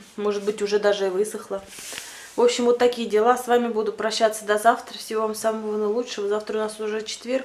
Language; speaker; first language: Russian; native; Russian